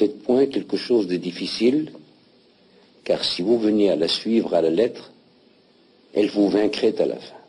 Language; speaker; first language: French; non-native, local second language; Arabic